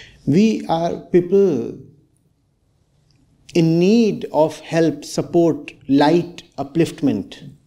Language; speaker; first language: English; non-native, local second language; Hindi